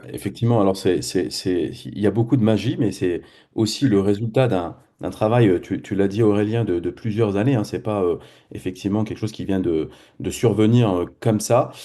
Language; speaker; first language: French; native; French